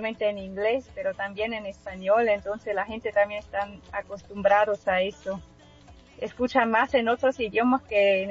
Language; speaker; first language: Spanish; non-native, fluent; Swiss German